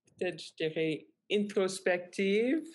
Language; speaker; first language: French; non-native, fluent; English